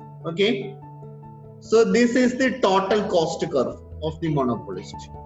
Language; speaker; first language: English; non-native, local second language; Malayalam